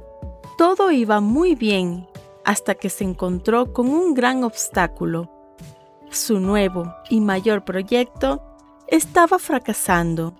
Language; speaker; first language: Spanish; native; Spanish